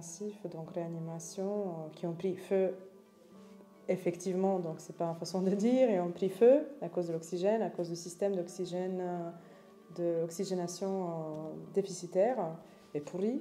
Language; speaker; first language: French; non-native, fluent; Romanian